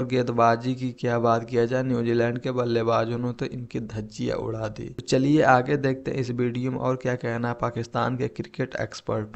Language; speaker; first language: Hindi; native; Hindi